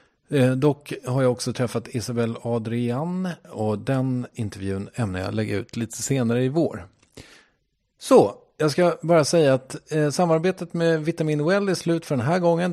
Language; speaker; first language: Swedish; native; Swedish